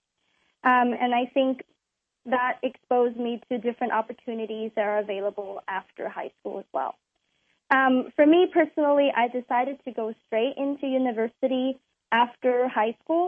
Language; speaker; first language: English; non-native, local second language; Cantonese